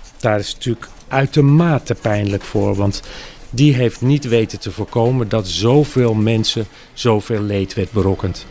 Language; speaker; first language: Dutch; native; Dutch